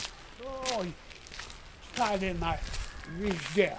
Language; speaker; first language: Russian; native; Russian